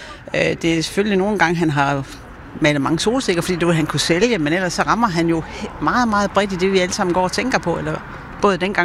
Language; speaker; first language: Danish; native; Danish